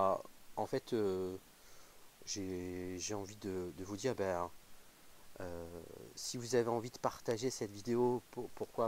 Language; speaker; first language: French; native; French